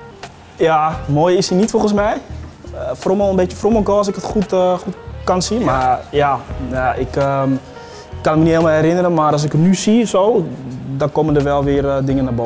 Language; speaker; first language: Dutch; native; Dutch